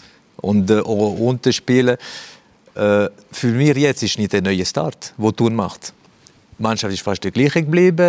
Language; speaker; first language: German; non-native, fluent; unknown